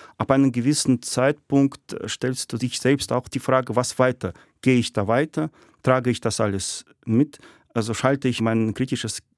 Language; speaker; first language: German; non-native, fluent; Russian